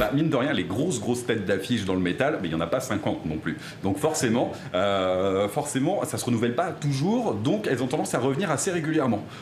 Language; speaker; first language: French; native; French